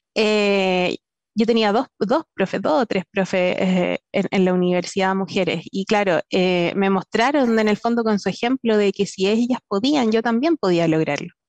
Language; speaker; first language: Spanish; native; Spanish